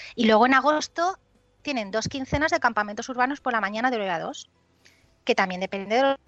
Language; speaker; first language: Spanish; native; Spanish